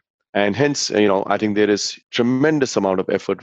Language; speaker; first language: English; non-native, local second language; Hindi